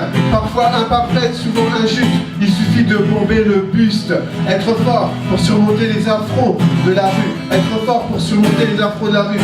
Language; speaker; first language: French; native; French